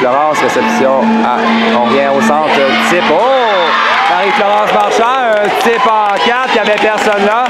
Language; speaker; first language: French; native; French